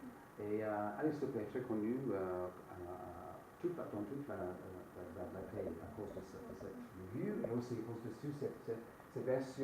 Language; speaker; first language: French; non-native, fluent; English